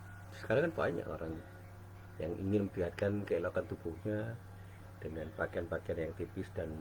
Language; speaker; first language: Indonesian; native; Indonesian